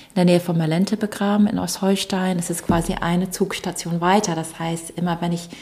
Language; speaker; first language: German; early bilingual, other home language; English